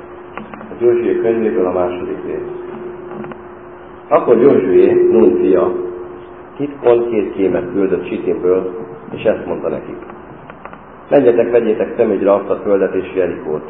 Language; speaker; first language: Hungarian; native; Hungarian